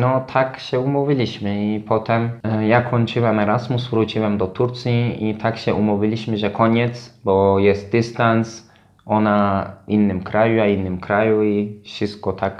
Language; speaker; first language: Polish; non-native, learner; Turkish